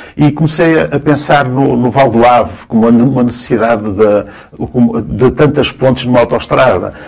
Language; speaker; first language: Portuguese; early bilingual, other home language; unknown